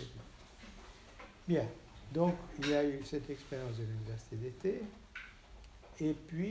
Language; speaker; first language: French; non-native, fluent; Portuguese